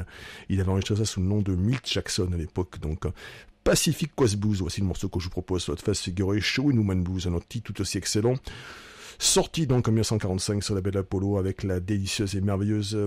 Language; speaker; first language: French; native; French